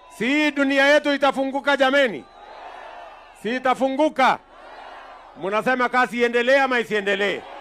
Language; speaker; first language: Swahili; non-native, local second language; Kalenjin